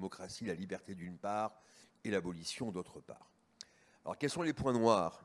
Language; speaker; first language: French; native; French